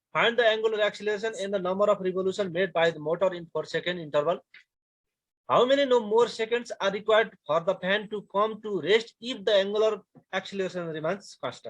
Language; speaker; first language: English; non-native, local second language; Nepali